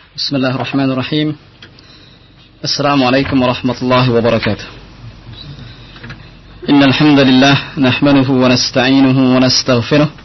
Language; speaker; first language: Arabic; non-native, fluent; Indonesian